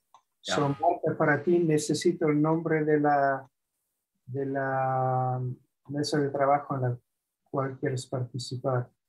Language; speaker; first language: Spanish; non-native, fluent; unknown